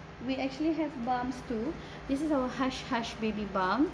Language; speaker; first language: English; non-native, local second language; Malay